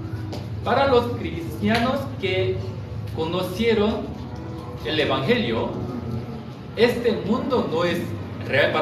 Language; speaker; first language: Spanish; non-native, fluent; Korean